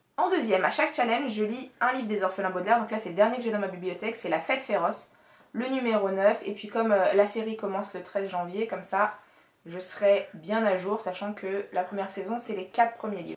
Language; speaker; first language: French; native; French